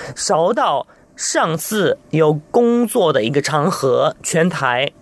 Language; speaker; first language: Chinese; non-native, fluent; Italian